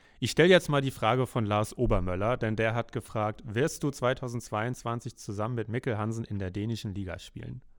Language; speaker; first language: German; native; German